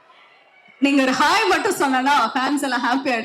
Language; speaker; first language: Tamil; native; Tamil